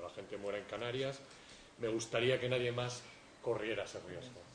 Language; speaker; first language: Spanish; native; Spanish